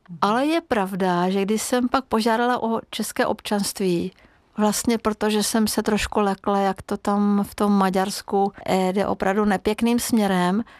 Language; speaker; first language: Czech; non-native, fluent; Hungarian